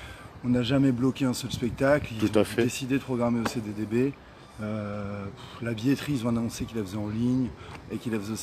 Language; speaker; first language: French; native; French